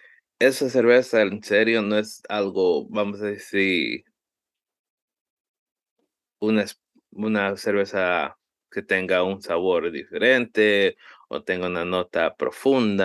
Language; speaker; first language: Spanish; early bilingual, heritage; Spanish